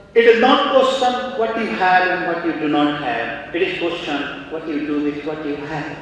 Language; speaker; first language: English; non-native, local second language; Hindi